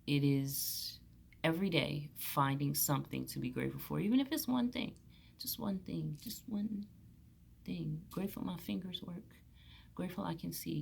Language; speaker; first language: English; native; English